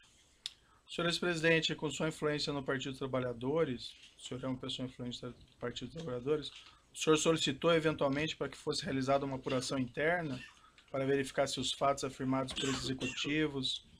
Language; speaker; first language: Portuguese; native; Portuguese